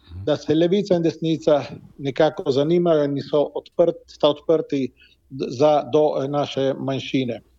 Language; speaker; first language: Slovenian; native; Slovenian